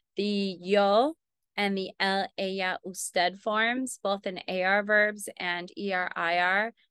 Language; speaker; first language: English; native; English